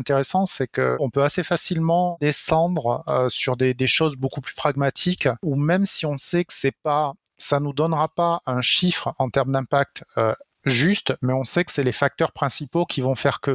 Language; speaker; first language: French; native; French